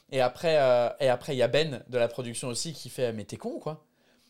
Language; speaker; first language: French; non-native, fluent; English